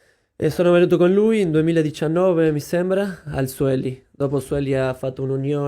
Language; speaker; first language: Italian; non-native, fluent; Spanish